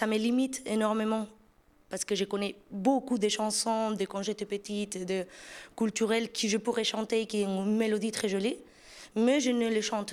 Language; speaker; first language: French; non-native, fluent; Spanish